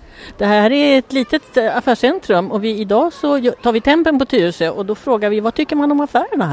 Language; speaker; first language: Swedish; native; Swedish